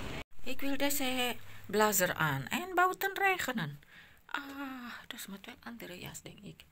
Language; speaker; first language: Dutch; non-native, learner; Indonesian